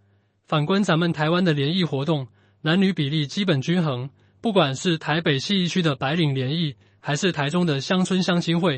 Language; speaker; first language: Chinese; native; Chinese